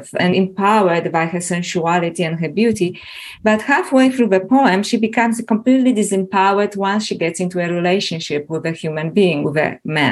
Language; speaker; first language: English; non-native, fluent; Polish